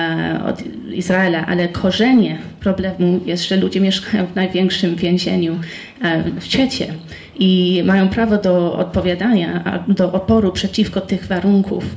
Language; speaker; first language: Polish; non-native, fluent; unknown